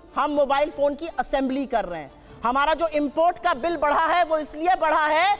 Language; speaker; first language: Hindi; native; Hindi